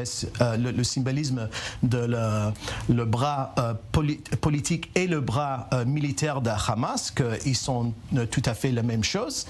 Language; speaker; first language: French; non-native, learner; English